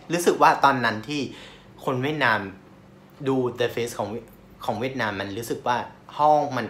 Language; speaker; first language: Thai; non-native, fluent; Vietnamese